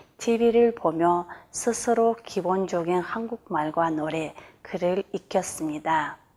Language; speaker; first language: Korean; non-native, fluent; Kyrgyz